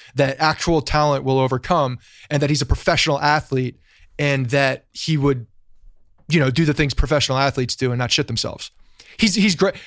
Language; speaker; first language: English; native; English